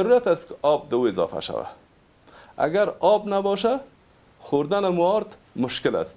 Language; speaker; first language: Persian; native; Persian